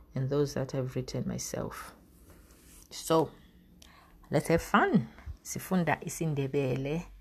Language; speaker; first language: English; non-native, local second language; North Ndebele